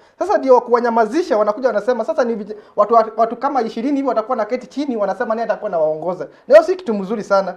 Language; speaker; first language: Swahili; non-native, local second language; Kikuyu